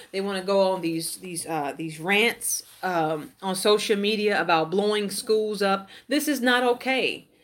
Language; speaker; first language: English; native; English